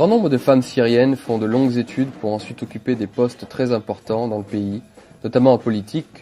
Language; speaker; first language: French; native; French